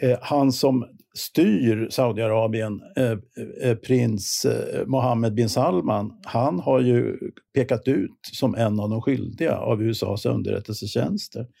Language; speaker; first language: Swedish; native; Swedish